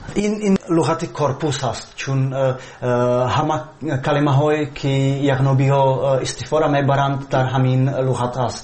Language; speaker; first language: Persian; non-native, fluent; Czech